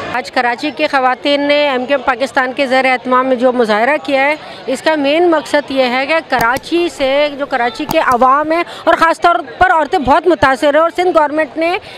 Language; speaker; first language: Urdu; native; Urdu